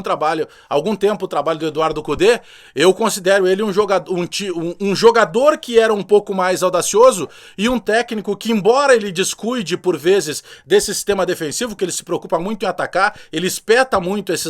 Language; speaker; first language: Portuguese; native; Portuguese